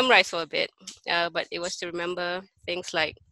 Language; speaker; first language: English; non-native, local second language; Malay